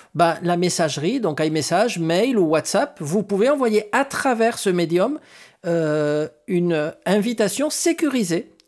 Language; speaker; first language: French; non-native, fluent; Spanish